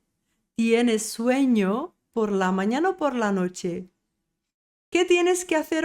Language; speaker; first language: Spanish; non-native, fluent; Portuguese